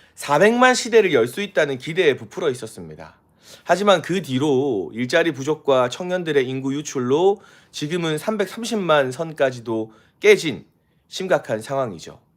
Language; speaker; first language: Korean; native; Korean